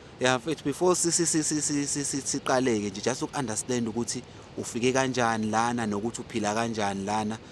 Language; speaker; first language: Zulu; native; Zulu